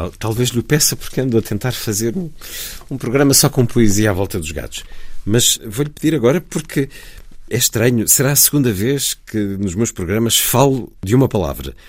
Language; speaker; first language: Portuguese; native; Portuguese